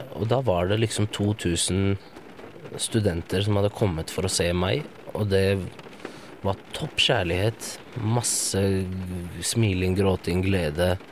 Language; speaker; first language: Norwegian; early bilingual, other home language; Arabic